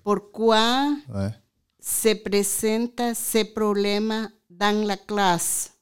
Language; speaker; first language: French; non-native, learner; Spanish